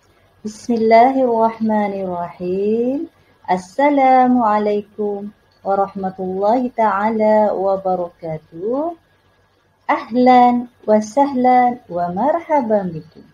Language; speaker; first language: Arabic; non-native, learner; Malay